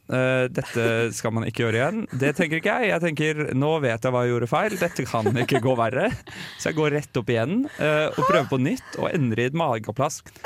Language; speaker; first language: Norwegian; native; Norwegian